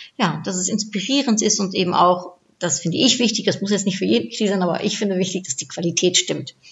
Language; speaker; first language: German; non-native, fluent; Dutch